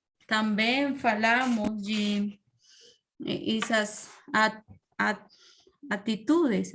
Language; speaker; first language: Portuguese; non-native, learner; Spanish